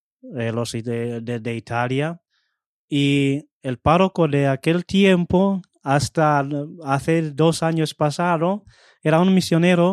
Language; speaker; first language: Spanish; non-native, fluent; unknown